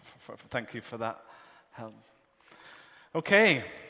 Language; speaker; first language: English; native; English